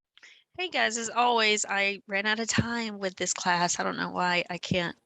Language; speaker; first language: English; native; English